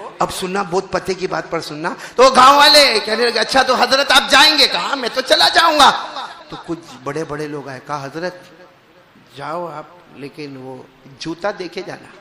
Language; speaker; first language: Urdu; native; Urdu